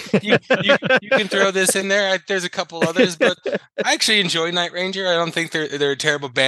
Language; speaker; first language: English; native; English